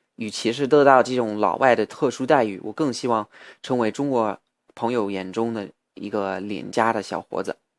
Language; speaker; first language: Chinese; non-native, fluent; English